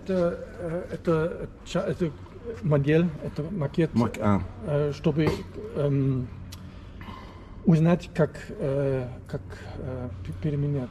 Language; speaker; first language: Russian; non-native, fluent; German